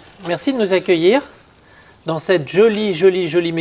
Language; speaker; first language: French; native; French